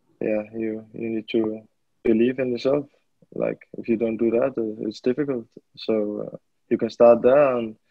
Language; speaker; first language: English; non-native, fluent; Danish